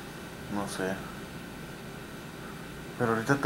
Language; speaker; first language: Spanish; native; Spanish